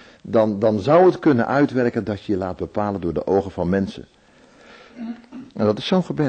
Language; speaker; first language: Dutch; native; Dutch